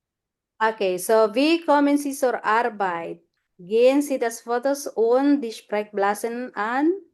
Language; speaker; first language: German; non-native, fluent; Filipino